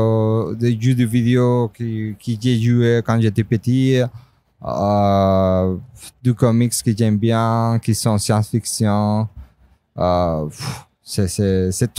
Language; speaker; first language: French; non-native, fluent; Spanish